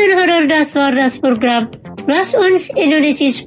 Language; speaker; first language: German; non-native, fluent; Indonesian